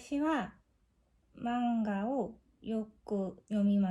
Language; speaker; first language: Japanese; non-native, learner; Korean